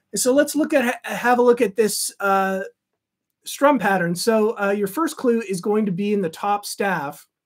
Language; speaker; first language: English; native; English